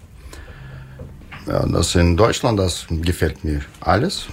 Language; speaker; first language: German; non-native, learner; Russian